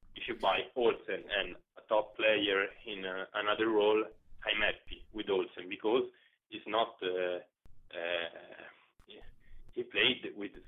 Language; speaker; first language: English; non-native, learner; Italian